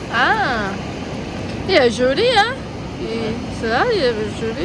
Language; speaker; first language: French; non-native, learner; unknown